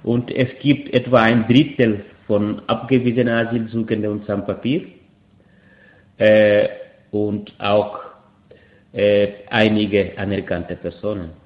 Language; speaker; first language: German; non-native, fluent; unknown